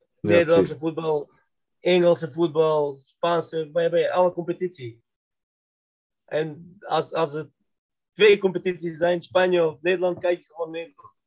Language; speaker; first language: Dutch; non-native, fluent; Macedonian